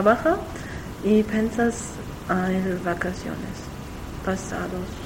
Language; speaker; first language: Spanish; non-native, learner; German